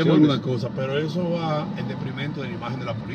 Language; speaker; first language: Spanish; native; Spanish